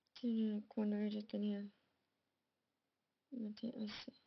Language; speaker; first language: Spanish; non-native, fluent; English